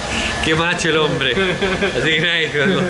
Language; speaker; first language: Spanish; native; Spanish